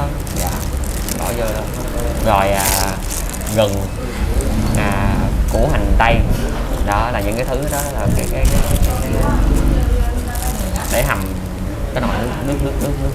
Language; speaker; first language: Vietnamese; native; Vietnamese